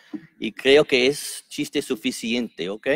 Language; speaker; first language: Spanish; non-native, fluent; English